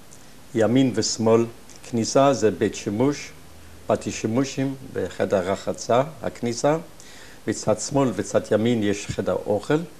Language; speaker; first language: Hebrew; non-native, fluent; German